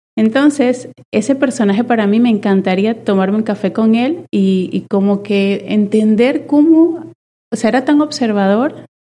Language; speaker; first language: Spanish; native; Spanish